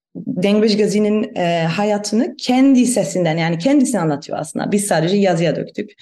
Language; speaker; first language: Turkish; non-native, fluent; German